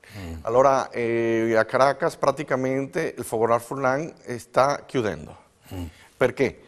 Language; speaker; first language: Italian; early bilingual, heritage; Spanish